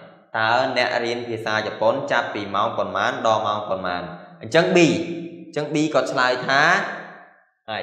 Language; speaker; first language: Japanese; non-native, fluent; Khmer